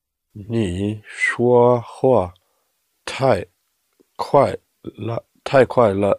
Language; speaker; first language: Chinese; non-native, learner; English